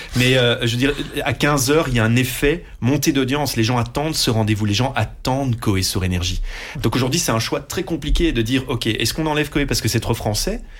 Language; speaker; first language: French; non-native, local second language; Dutch